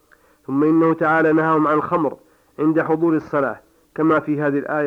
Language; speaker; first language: Arabic; native; Arabic